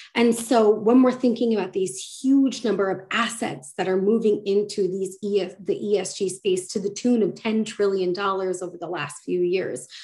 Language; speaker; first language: English; native; English